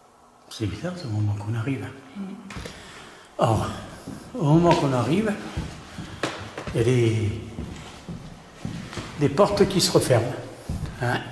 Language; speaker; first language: French; native; French